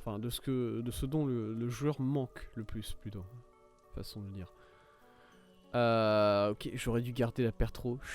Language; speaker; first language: French; native; French